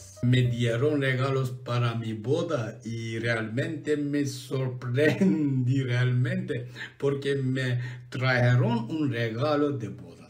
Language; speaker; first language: Spanish; non-native, learner; Turkish